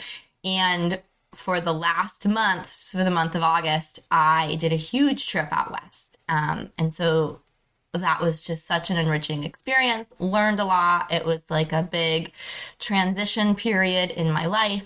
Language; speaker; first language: English; native; English